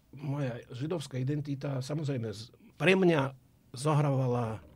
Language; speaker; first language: Slovak; non-native, fluent; Russian